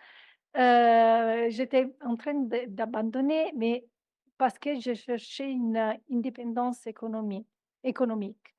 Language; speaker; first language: French; non-native, fluent; Italian